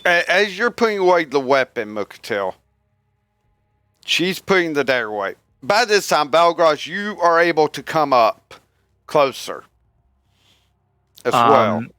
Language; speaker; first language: English; native; English